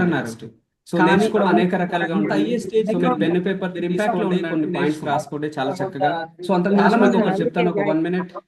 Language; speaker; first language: Telugu; native; Telugu